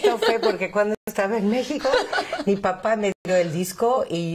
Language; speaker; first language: Spanish; non-native, fluent; English